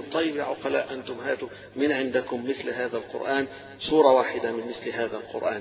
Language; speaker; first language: Arabic; native; Arabic